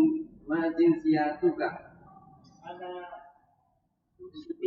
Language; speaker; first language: Arabic; non-native, learner; Indonesian